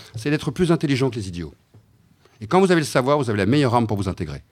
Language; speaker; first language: French; native; French